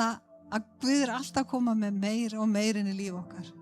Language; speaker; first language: Icelandic; native; Icelandic